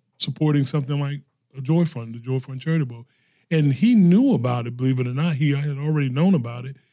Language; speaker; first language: English; native; English